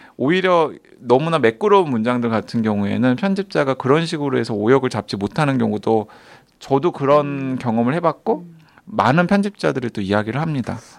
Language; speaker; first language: Korean; native; Korean